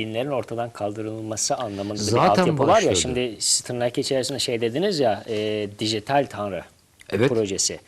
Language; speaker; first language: Turkish; native; Turkish